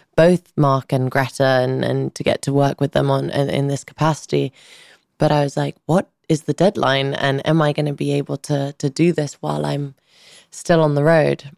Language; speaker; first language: English; early bilingual, other home language; Albanian